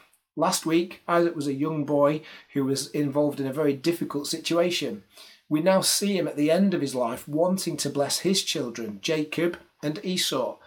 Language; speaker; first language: English; native; English